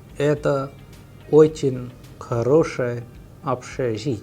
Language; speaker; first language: Russian; non-native, fluent; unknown